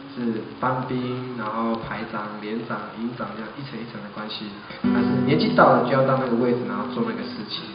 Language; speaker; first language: Chinese; non-native, local second language; Amis